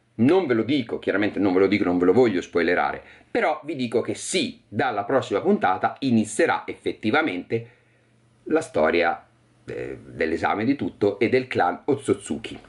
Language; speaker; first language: Italian; native; Italian